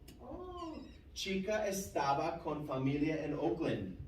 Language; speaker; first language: Spanish; non-native, fluent; English